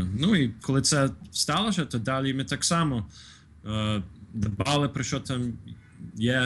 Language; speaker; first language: Ukrainian; early bilingual, heritage; Ukrainian